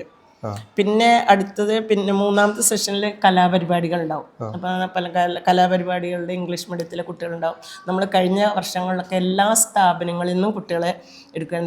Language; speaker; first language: Malayalam; native; Malayalam